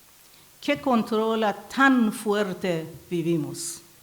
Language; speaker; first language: Spanish; non-native, learner; Persian